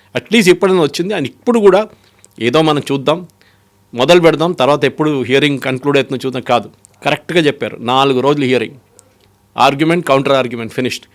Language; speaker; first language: Telugu; non-native, fluent; Malayalam